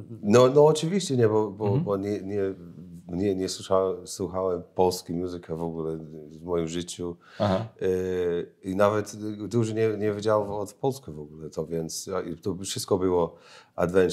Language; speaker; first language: Polish; non-native, learner; English